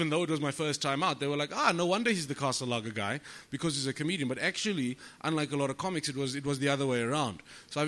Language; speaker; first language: English; native; English